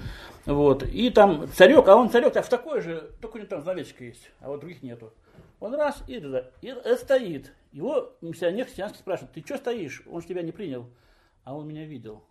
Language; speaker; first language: Russian; native; Russian